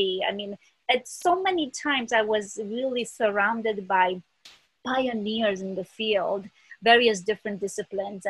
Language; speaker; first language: English; early bilingual, other home language; Romanian